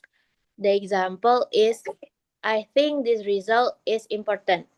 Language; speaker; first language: English; non-native, learner; Indonesian